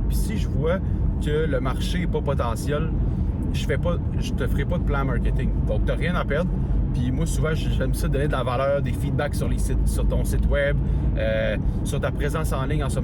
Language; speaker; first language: French; native; French